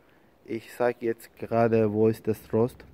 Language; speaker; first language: German; non-native, learner; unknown